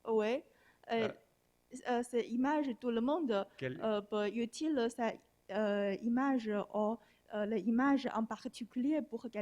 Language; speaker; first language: French; non-native, learner; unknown